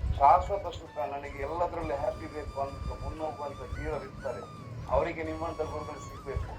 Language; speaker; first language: Kannada; non-native, local second language; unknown